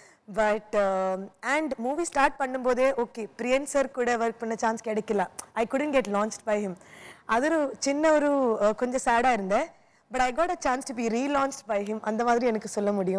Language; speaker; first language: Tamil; non-native, fluent; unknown